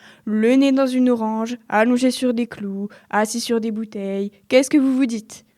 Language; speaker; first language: French; native; French